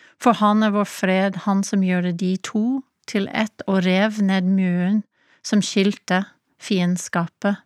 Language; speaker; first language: Norwegian; non-native, fluent; English